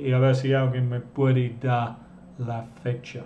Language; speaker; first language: Spanish; non-native, fluent; English